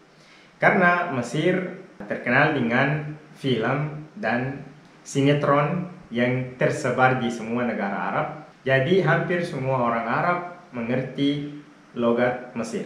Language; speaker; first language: Indonesian; non-native, fluent; Arabic